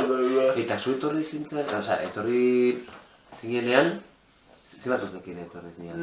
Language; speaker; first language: Basque; non-native, local second language; Spanish